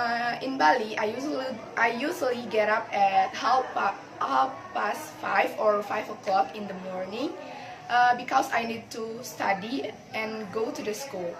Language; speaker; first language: English; non-native, learner; Indonesian